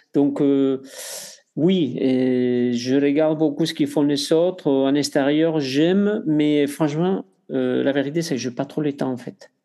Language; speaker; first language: French; non-native, fluent; Spanish